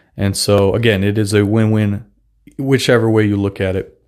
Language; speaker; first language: English; non-native, fluent; Russian